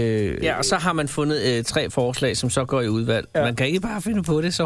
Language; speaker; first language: Danish; native; Danish